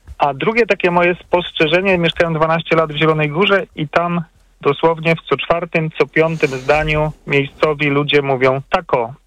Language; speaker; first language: Polish; native; Polish